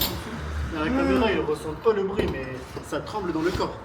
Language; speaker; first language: French; native; French